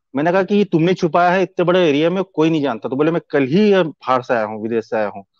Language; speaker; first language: Hindi; native; Hindi